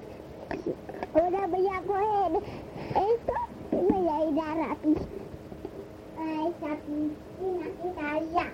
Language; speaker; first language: Spanish; early bilingual, heritage; Spanish